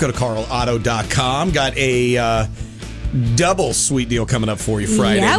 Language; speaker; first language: English; native; English